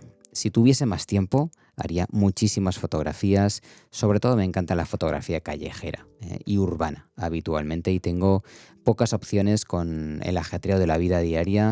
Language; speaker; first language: Spanish; native; Spanish